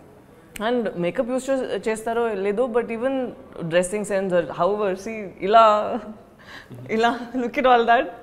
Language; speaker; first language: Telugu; non-native, learner; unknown